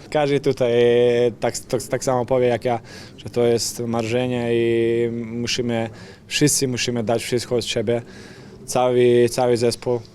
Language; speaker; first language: Polish; non-native, fluent; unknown